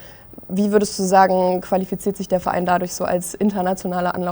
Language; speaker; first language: German; native; German